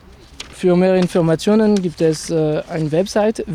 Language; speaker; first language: German; non-native, fluent; French